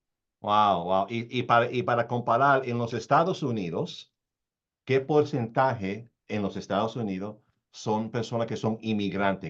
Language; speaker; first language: Spanish; early bilingual, heritage; Spanish